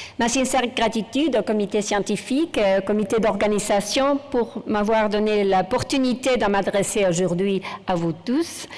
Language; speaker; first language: French; non-native, fluent; Spanish